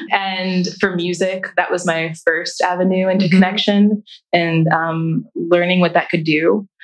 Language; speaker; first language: English; native; English